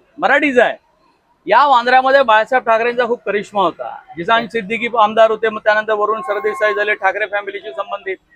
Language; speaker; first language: Marathi; native; Marathi